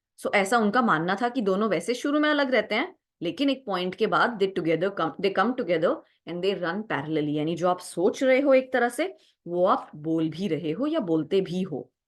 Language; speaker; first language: Hindi; native; Hindi